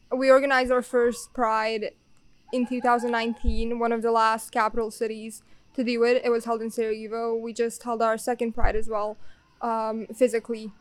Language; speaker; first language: English; non-native, fluent; Bosnian